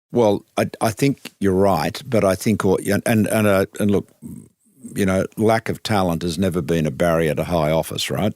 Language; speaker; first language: English; native; English